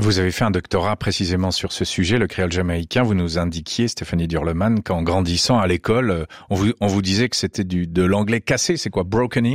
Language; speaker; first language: French; native; French